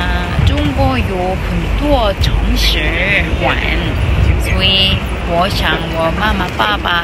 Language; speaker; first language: Chinese; non-native, learner; Korean